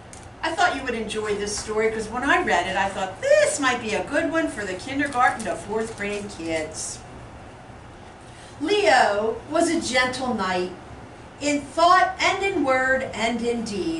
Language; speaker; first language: English; native; English